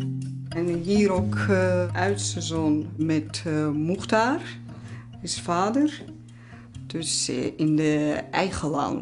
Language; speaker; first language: Dutch; non-native, learner; Azerbaijani